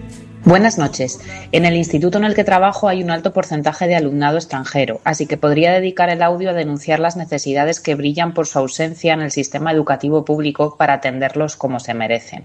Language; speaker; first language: Spanish; native; Spanish